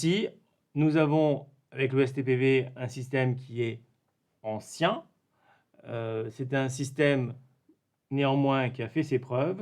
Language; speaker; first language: French; native; French